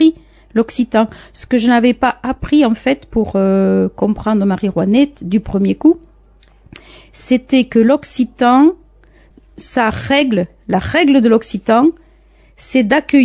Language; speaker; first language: French; native; French